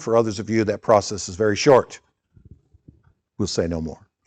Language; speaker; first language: English; native; English